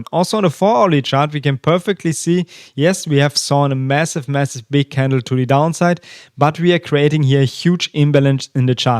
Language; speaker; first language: English; non-native, fluent; German